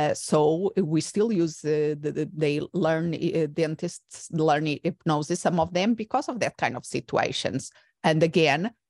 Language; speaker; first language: English; non-native, fluent; Portuguese